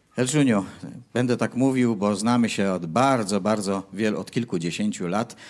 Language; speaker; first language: Polish; native; Polish